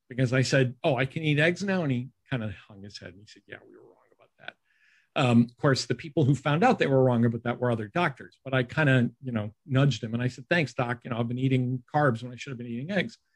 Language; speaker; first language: English; native; English